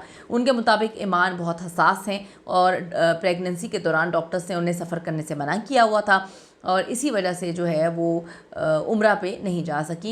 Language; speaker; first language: Urdu; native; Urdu